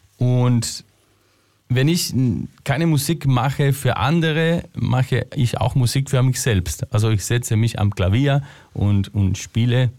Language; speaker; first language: German; non-native, fluent; Spanish